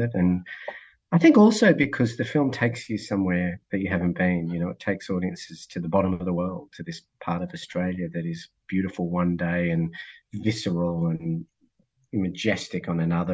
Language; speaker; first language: English; native; English